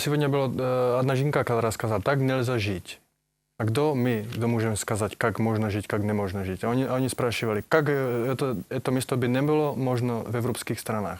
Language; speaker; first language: Russian; non-native, learner; Czech